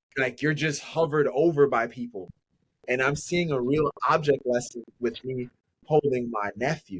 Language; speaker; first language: English; native; English